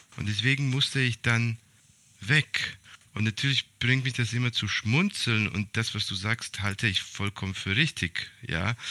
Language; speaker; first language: German; early bilingual, other home language; Serbian